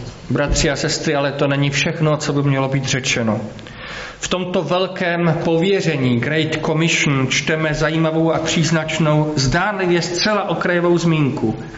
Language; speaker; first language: Czech; native; Czech